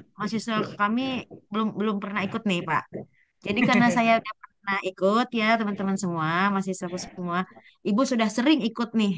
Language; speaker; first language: Indonesian; native; Indonesian